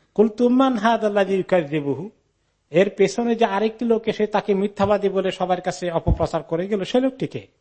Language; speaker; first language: Bangla; native; Bangla